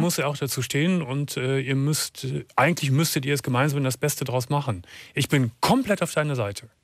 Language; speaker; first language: German; native; German